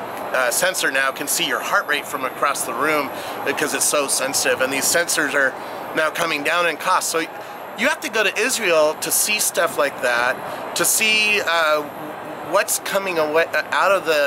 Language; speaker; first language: English; native; English